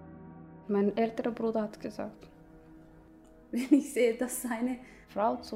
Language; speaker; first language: German; non-native, learner; Somali